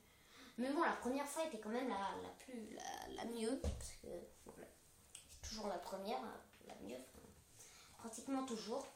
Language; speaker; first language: French; native; French